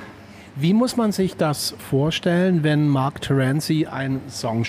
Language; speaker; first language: German; native; German